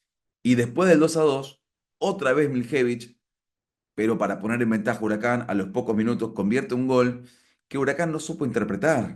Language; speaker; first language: Spanish; native; Spanish